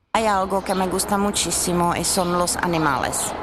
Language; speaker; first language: Spanish; non-native, learner; Czech